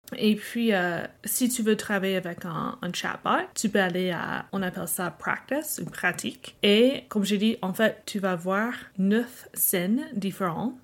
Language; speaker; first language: French; non-native, fluent; English